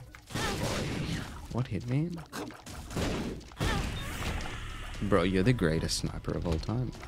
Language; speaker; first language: English; native; English